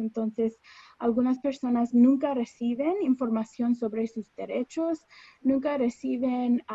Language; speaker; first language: Spanish; non-native, fluent; English